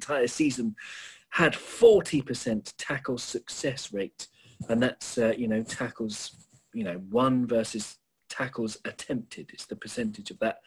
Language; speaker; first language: English; native; English